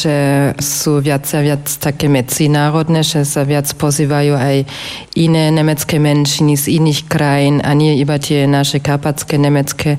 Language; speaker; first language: Slovak; non-native, fluent; German